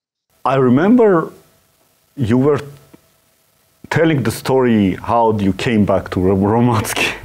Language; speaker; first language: English; non-native, learner; Armenian